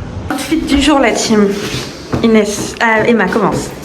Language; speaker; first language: French; native; French